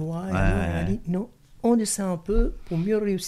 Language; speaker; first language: French; non-native, fluent; Italian